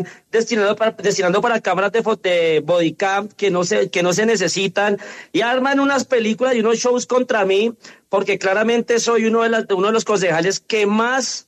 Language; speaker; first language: Spanish; native; Spanish